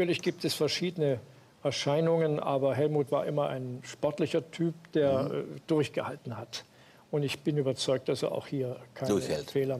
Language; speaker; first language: German; native; German